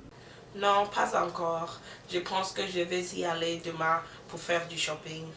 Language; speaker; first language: French; non-native, learner; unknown